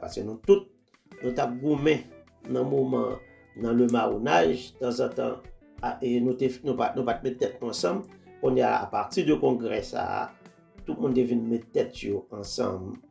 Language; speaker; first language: French; non-native, local second language; Haitian Creole